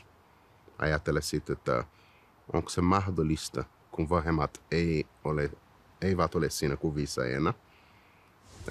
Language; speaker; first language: Finnish; non-native, fluent; Portuguese